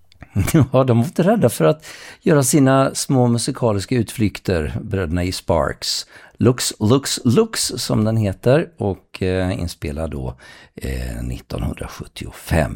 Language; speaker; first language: Swedish; native; Swedish